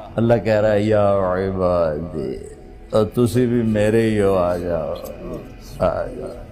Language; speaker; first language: Urdu; non-native, local second language; Punjabi